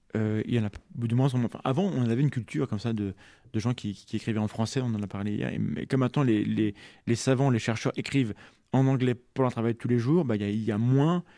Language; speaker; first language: French; native; French